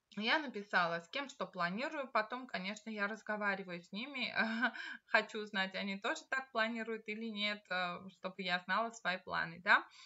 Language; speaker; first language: Russian; non-native, local second language; Armenian